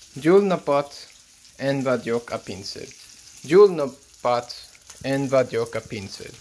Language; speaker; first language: Hungarian; non-native, learner; English